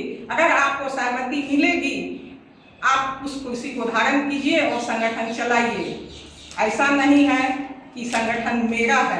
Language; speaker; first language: Hindi; native; Hindi